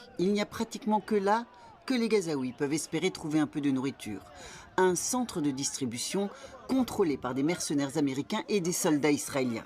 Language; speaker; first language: French; native; French